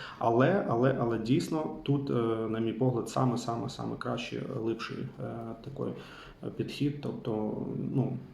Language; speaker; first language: Ukrainian; non-native, local second language; Russian